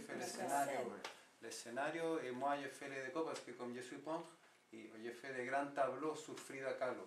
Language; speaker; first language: French; non-native, fluent; Spanish